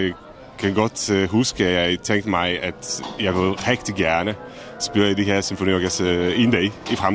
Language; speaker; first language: Danish; non-native, fluent; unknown